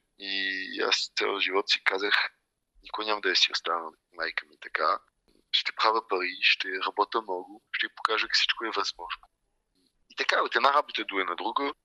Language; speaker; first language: Bulgarian; early bilingual, heritage; Bulgarian